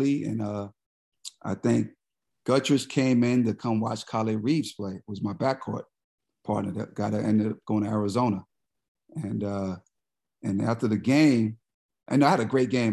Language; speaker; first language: English; native; English